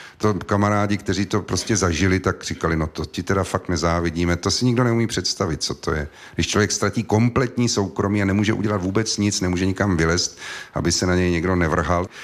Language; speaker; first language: Czech; native; Czech